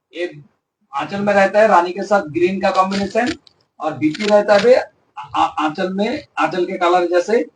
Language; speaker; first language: Hindi; non-native, local second language; Bangla